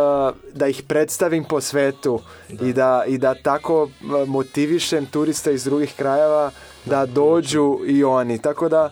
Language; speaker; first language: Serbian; non-native, fluent; Portuguese